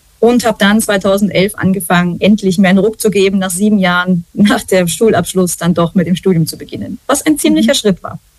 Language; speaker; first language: German; native; German